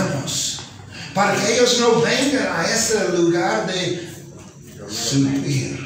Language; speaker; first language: Spanish; non-native, fluent; English